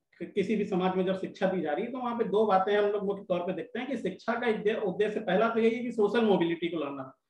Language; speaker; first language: Hindi; native; Hindi